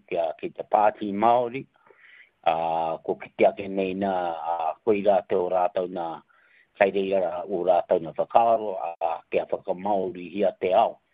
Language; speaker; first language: Māori; native; Māori